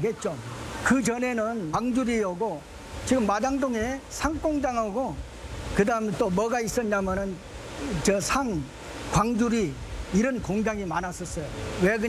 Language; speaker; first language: Korean; native; Korean